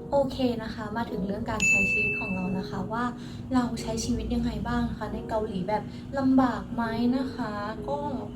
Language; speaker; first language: Thai; native; Thai